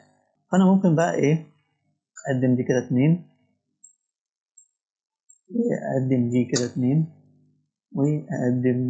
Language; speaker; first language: Arabic; native; Arabic